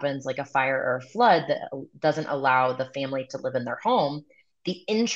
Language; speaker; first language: English; native; English